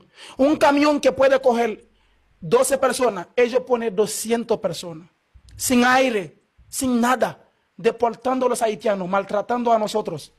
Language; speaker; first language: Spanish; non-native, fluent; Haitian Creole